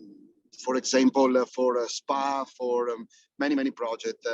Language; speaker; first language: English; non-native, fluent; Italian